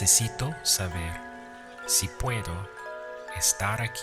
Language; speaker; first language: Spanish; non-native, fluent; English